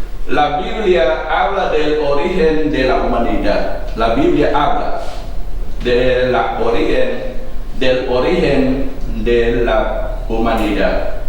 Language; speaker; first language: Spanish; non-native, fluent; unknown